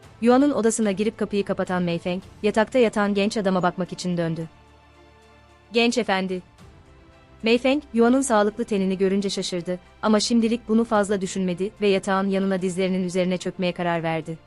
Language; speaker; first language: Turkish; native; Turkish